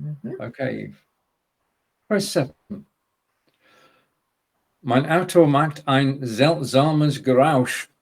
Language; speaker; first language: German; non-native, learner; English